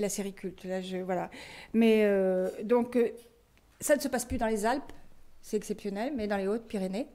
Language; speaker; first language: French; native; French